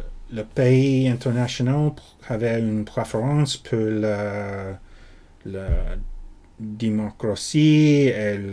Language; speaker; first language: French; non-native, learner; English